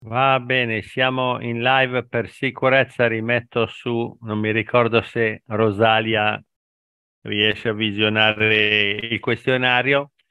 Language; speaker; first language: Italian; native; Italian